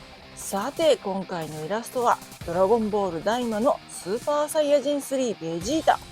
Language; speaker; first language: Japanese; native; Japanese